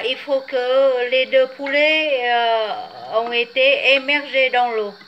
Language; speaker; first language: French; non-native, fluent; Vietnamese